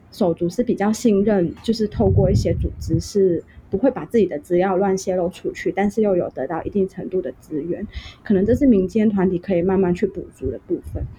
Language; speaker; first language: Chinese; non-native, local second language; Cantonese